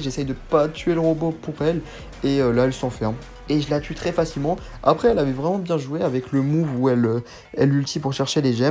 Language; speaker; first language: French; native; French